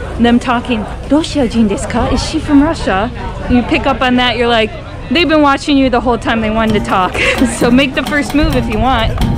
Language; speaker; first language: English; native; English